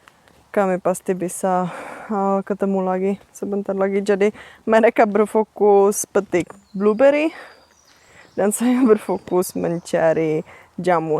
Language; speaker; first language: Indonesian; non-native, fluent; Czech